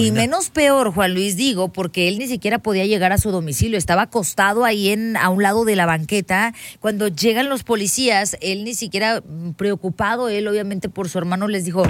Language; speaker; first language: Spanish; native; Spanish